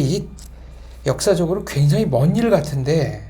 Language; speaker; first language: Korean; native; Korean